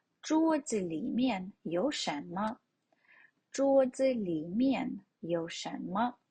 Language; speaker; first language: Chinese; non-native, fluent; Ukrainian